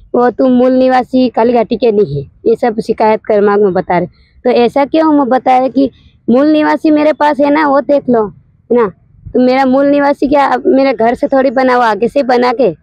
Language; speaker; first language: Hindi; native; Hindi